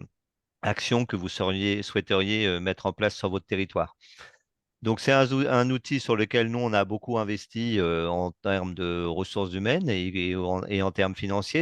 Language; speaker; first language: French; native; French